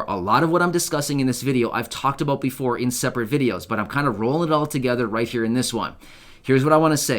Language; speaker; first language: English; native; English